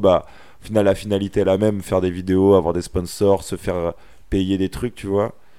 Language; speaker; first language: French; native; French